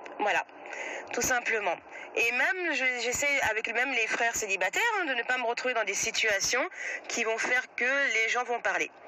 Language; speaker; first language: French; native; French